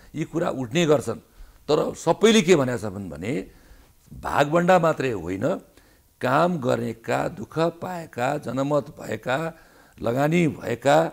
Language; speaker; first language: Nepali; native; Nepali